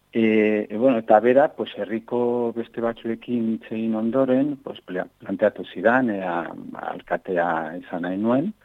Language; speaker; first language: Basque; non-native, local second language; Spanish